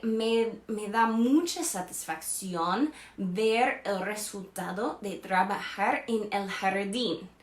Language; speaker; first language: Spanish; non-native, fluent; English